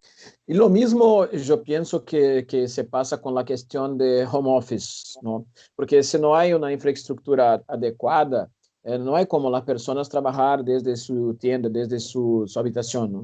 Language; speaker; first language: Spanish; non-native, fluent; Portuguese